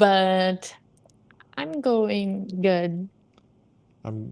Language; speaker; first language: English; non-native, learner; Portuguese